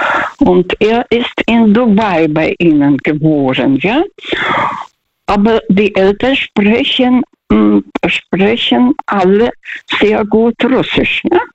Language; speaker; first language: German; non-native, fluent; Russian